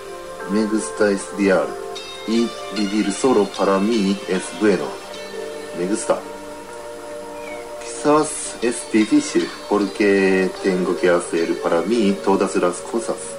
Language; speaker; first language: Spanish; non-native, learner; Japanese